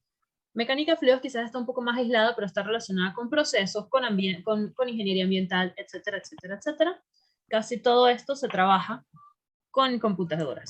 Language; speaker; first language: Spanish; native; Spanish